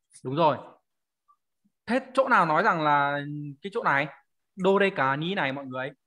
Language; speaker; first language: Vietnamese; native; Vietnamese